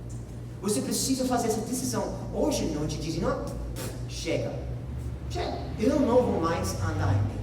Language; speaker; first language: Portuguese; non-native, fluent; English